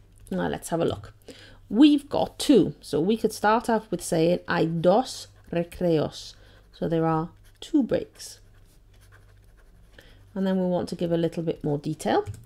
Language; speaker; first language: English; native; English